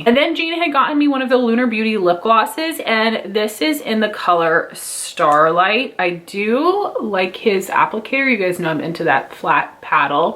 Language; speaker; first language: English; native; English